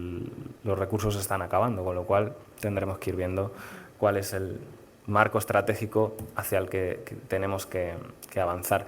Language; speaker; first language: Spanish; native; Spanish